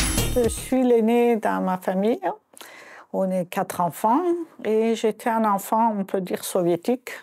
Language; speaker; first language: French; non-native, fluent; Azerbaijani